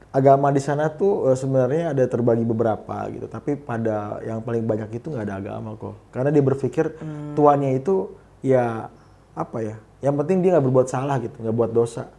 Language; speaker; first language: Indonesian; non-native, fluent; Korean